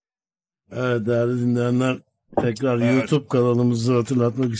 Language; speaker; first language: Turkish; native; Turkish